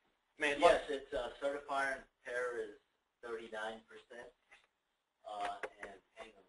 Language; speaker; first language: English; native; English